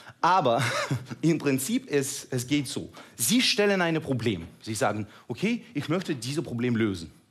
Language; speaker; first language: German; non-native, fluent; Russian